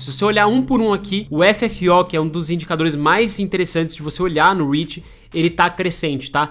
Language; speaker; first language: Portuguese; native; Portuguese